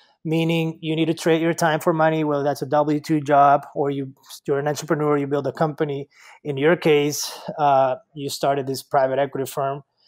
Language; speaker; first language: English; non-native, fluent; Spanish